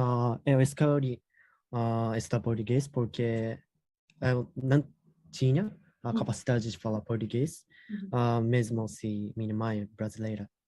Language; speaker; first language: Portuguese; non-native, learner; Japanese